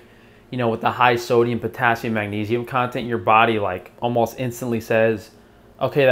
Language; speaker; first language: English; native; English